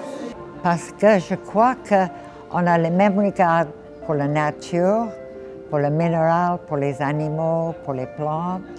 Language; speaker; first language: French; non-native, fluent; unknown